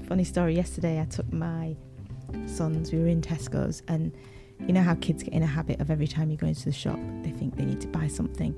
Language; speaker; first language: English; native; English